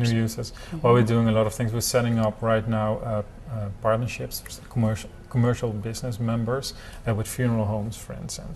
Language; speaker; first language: English; non-native, fluent; Dutch